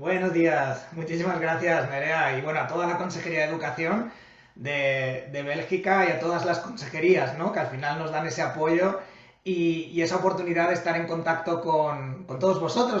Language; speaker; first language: Spanish; native; Spanish